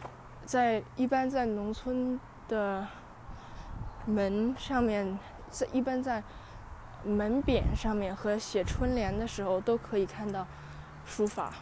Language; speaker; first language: Chinese; early bilingual, heritage; Chinese